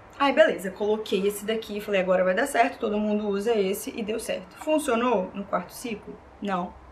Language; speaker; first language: Portuguese; native; Portuguese